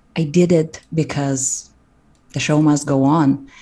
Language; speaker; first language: English; non-native, fluent; Russian